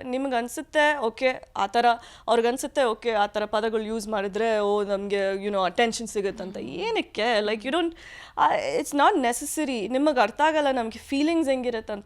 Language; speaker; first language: Kannada; early bilingual, heritage; Kannada